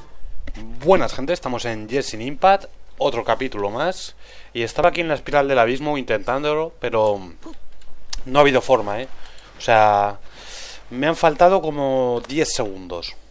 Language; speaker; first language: Spanish; native; Spanish